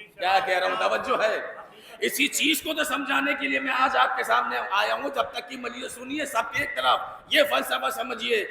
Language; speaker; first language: Urdu; native; Urdu